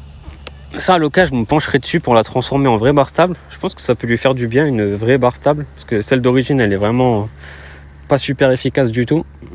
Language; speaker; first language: French; native; French